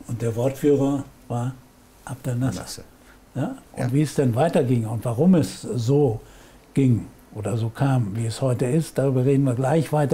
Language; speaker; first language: German; native; German